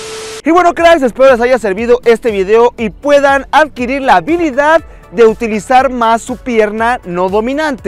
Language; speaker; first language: Spanish; native; Spanish